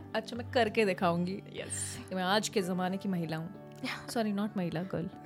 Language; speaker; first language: Hindi; native; Hindi